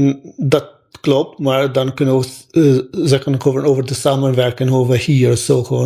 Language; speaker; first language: Dutch; non-native, fluent; Albanian